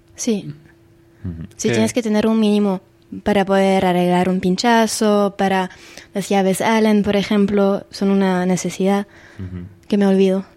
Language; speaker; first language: Spanish; non-native, fluent; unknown